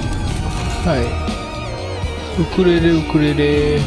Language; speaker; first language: Japanese; native; Japanese